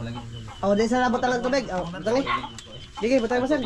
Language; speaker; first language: Filipino; non-native, local second language; Cebuano